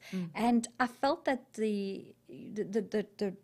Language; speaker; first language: English; native; English